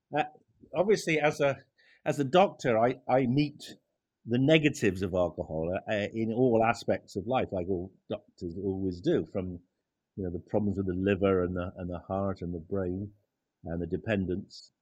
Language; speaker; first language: English; native; English